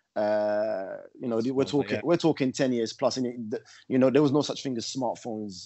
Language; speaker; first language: English; native; English